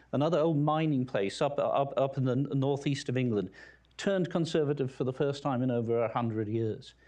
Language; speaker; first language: English; native; English